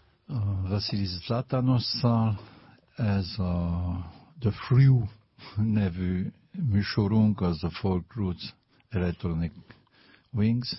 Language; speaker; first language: Hungarian; non-native, fluent; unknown